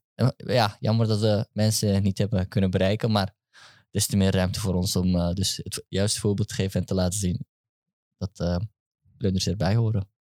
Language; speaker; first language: Dutch; early bilingual, other home language; Turkish